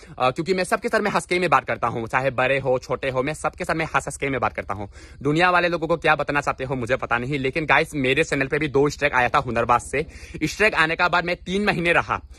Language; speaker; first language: Hindi; non-native, local second language; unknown